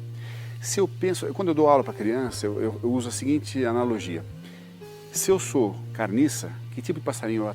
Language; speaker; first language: Portuguese; native; Portuguese